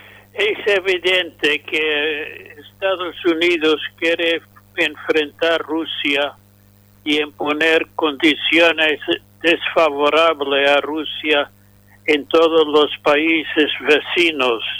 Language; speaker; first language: Spanish; non-native, fluent; English